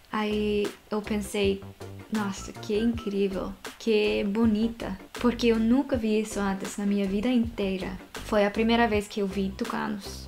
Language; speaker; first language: Portuguese; non-native, fluent; Japanese